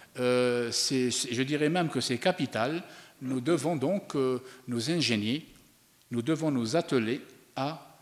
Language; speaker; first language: French; non-native, local second language; Arabic